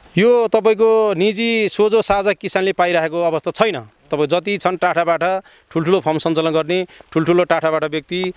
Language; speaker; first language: Nepali; non-native, local second language; Sherpa